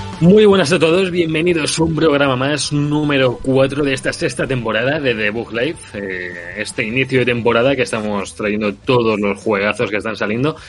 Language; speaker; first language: Spanish; native; Spanish